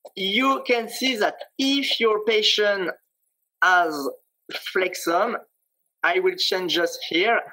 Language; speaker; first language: English; non-native, fluent; French